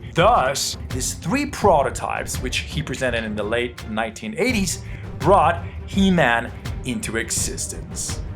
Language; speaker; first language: English; non-native, fluent; Spanish